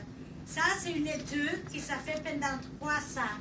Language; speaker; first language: French; non-native, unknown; Spanish